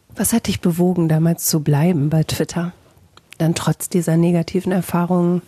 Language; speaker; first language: German; native; German